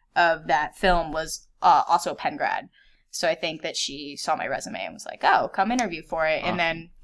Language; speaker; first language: English; native; English